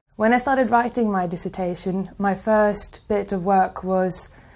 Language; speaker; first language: English; non-native, fluent; Swedish